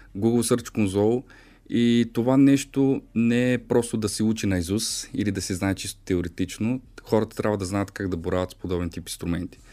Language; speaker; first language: Bulgarian; native; Bulgarian